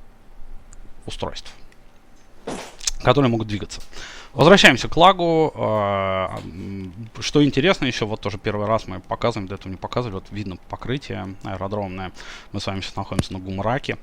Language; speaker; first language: Russian; native; Russian